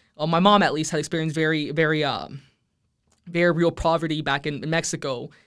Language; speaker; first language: English; early bilingual, other home language; Spanish